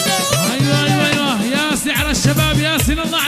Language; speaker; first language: Arabic; native; Arabic